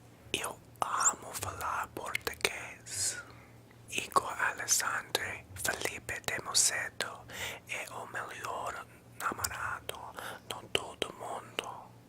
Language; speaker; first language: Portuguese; non-native, learner; English